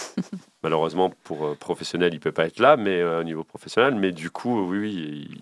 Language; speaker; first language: French; native; French